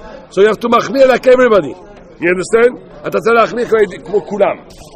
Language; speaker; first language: English; non-native, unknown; Hebrew